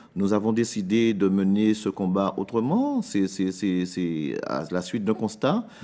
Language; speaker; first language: French; native; French